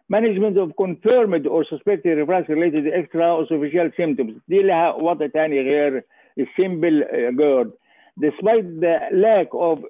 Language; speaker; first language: English; non-native, fluent; Arabic